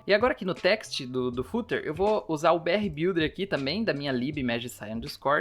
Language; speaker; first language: Portuguese; native; Portuguese